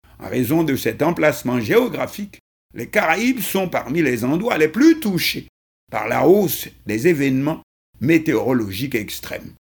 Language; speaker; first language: French; non-native, local second language; Haitian Creole